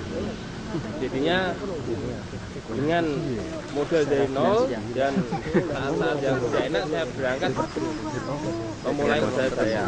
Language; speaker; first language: Indonesian; non-native, local second language; Javanese